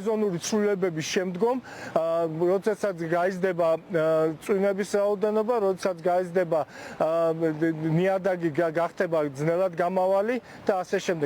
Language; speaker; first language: Georgian; native; Georgian